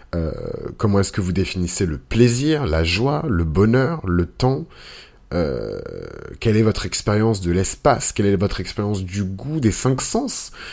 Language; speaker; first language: French; early bilingual, other home language; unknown